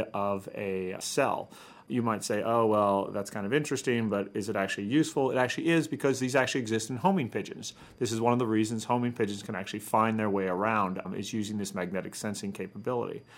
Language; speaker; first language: English; native; English